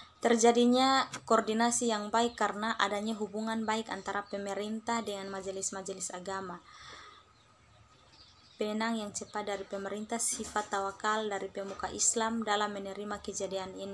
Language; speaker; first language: Indonesian; native; Indonesian